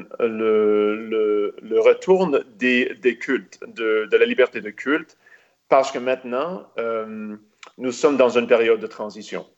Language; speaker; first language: French; non-native, local second language; English